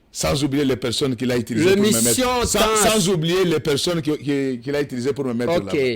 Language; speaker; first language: French; non-native, local second language; Lingala